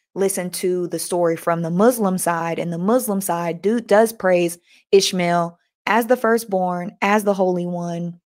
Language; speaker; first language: English; native; English